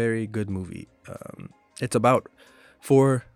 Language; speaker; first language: English; native; English